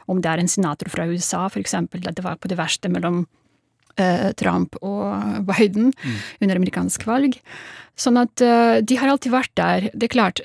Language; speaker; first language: Norwegian; non-native, fluent; Russian